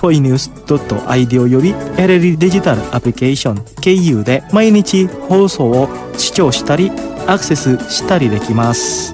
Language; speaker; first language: Japanese; non-native, fluent; Indonesian